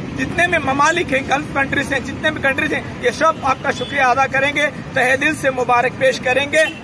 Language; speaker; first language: Hindi; non-native, local second language; Urdu